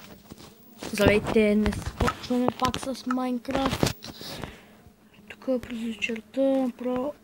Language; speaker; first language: Bulgarian; native; Bulgarian